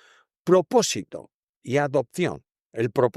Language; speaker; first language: Spanish; native; Spanish